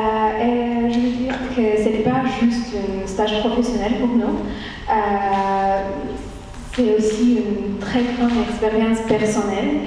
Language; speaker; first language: French; non-native, fluent; Armenian